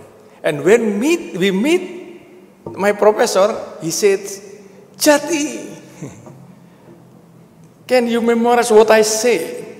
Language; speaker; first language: English; non-native, learner; Indonesian